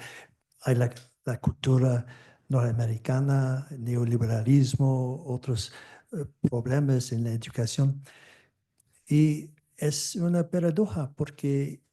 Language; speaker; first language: Spanish; non-native, fluent; French